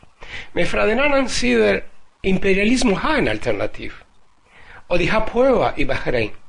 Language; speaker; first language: Danish; non-native, fluent; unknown